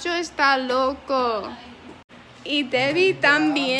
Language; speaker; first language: Spanish; non-native, learner; English